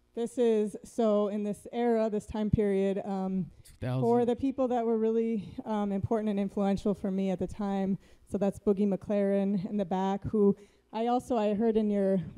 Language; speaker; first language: English; native; English